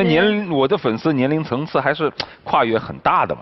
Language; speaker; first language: Chinese; native; Chinese